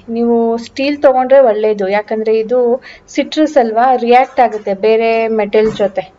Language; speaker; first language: Kannada; native; Kannada